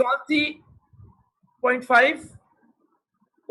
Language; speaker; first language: English; non-native, local second language; Urdu